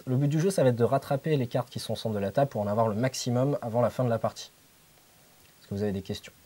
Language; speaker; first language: French; native; French